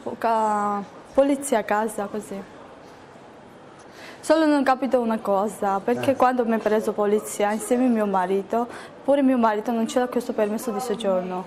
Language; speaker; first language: Italian; non-native, learner; Georgian